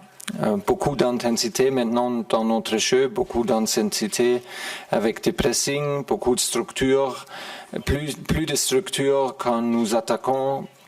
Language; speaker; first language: French; non-native, fluent; German